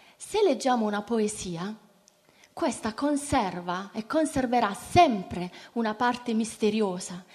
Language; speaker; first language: Italian; native; Italian